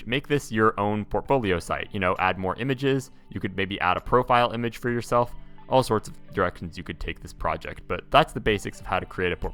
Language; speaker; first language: English; native; English